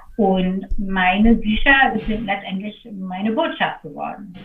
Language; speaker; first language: German; non-native, fluent; English